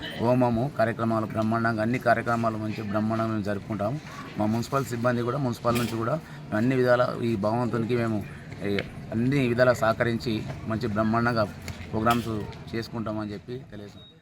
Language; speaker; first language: Telugu; native; Telugu